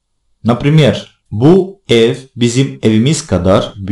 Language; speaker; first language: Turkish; non-native, fluent; Russian